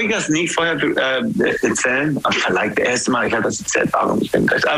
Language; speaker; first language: German; non-native, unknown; English